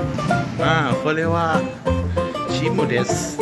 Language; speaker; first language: Japanese; non-native, learner; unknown